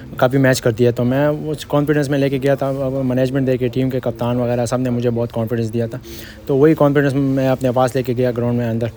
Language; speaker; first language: Urdu; non-native, local second language; Pashto